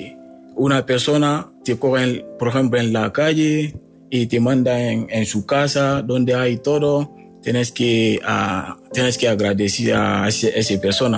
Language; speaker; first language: Spanish; non-native, learner; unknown